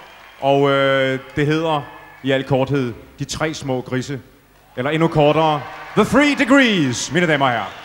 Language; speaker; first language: Danish; native; Danish